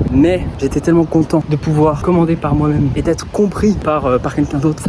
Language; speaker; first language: French; native; French